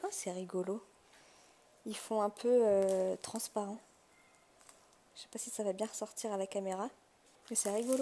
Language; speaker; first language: French; native; French